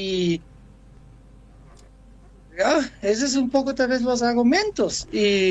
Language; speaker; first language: Spanish; non-native, fluent; German